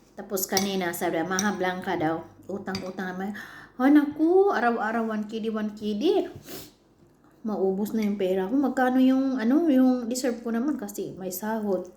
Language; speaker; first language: Filipino; non-native, local second language; Iloko